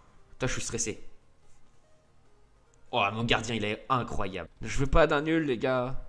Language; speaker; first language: French; native; French